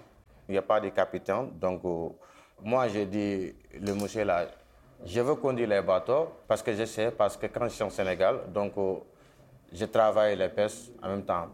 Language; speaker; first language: French; non-native, local second language; Wolof